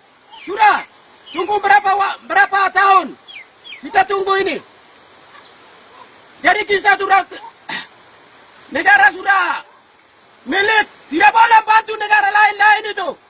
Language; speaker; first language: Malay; non-native, local second language; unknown